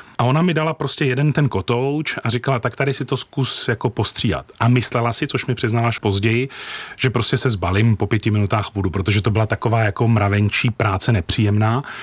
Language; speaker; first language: Czech; native; Czech